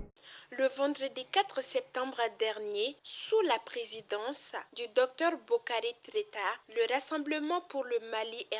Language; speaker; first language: French; non-native, local second language; Bambara